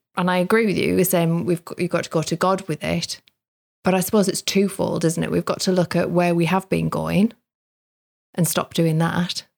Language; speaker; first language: English; native; English